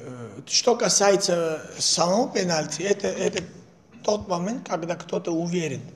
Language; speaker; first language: Russian; non-native, fluent; Georgian